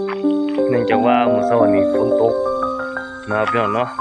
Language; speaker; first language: Thai; non-native, local second language; Northeastern Thai